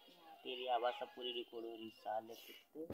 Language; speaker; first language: Hindi; non-native, local second language; Gujarati